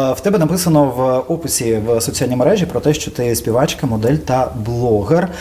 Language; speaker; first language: Ukrainian; native; Ukrainian